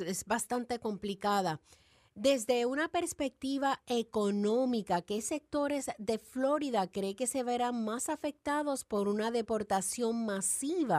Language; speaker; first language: Spanish; native; Spanish